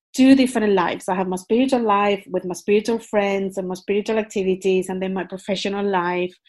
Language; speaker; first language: English; non-native, fluent; Spanish